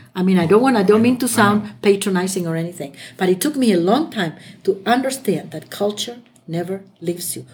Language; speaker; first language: English; non-native, fluent; Spanish